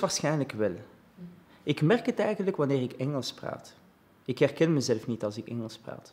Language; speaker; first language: Dutch; early bilingual, other home language; Arabic